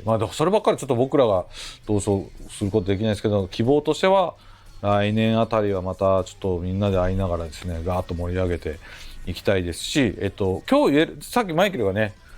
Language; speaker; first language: Japanese; native; Japanese